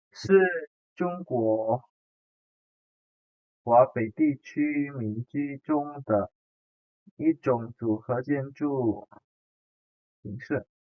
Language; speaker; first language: Chinese; non-native, fluent; Indonesian